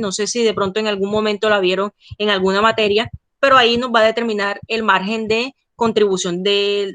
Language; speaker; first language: Spanish; native; Spanish